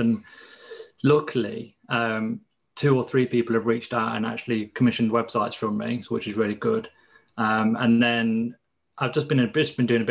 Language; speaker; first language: English; native; English